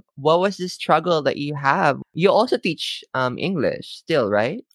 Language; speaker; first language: English; non-native, local second language; Filipino